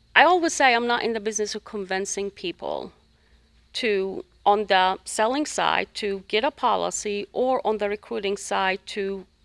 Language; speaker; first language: English; non-native, fluent; Arabic